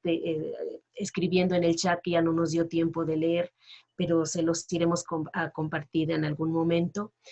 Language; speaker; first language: Spanish; native; Spanish